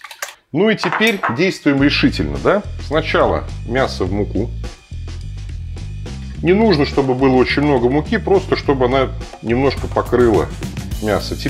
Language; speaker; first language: Russian; native; Russian